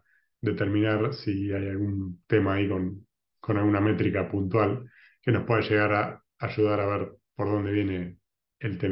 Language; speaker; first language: Spanish; native; Spanish